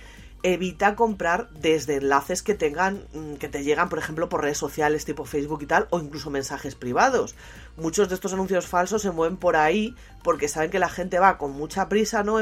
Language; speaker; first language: Spanish; native; Spanish